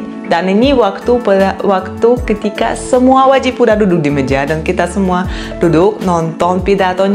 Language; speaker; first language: Indonesian; non-native, fluent; Russian